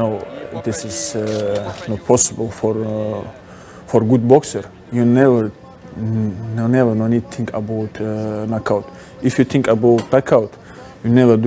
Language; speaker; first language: English; non-native, learner; Russian